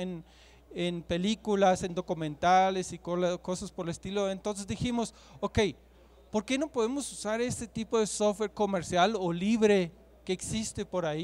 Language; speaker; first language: Spanish; non-native, fluent; German